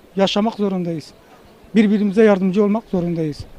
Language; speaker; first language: Turkish; native; Turkish